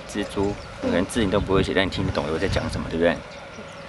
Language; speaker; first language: Chinese; native; Chinese